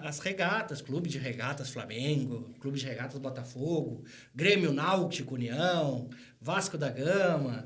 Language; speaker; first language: Portuguese; native; Portuguese